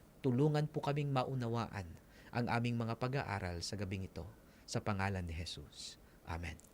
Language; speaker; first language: Filipino; non-native, local second language; Iloko